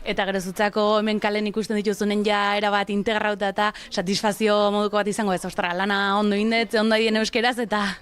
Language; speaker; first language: Basque; native; Basque